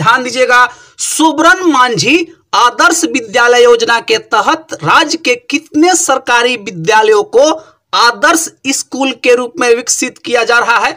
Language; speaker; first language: Hindi; native; Hindi